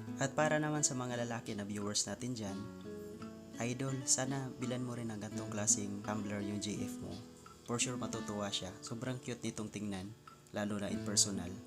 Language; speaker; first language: Filipino; non-native, local second language; Cebuano